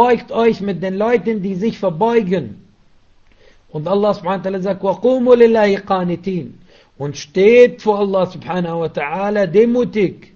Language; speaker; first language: German; non-native, fluent; Arabic